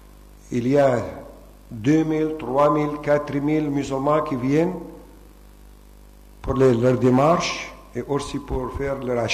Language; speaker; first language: French; non-native, fluent; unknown